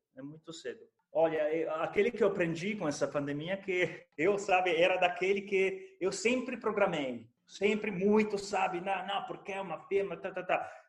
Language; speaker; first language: Portuguese; non-native, fluent; Italian